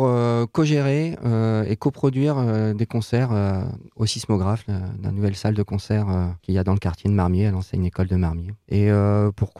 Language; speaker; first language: French; native; French